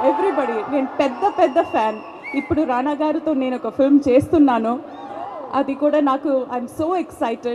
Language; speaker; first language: Telugu; non-native, fluent; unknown